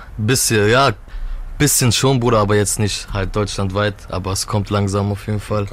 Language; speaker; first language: German; early bilingual, other home language; Turkish